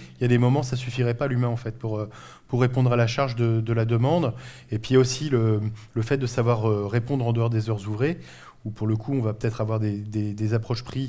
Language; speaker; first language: French; native; French